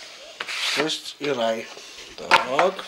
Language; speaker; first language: Russian; native; Russian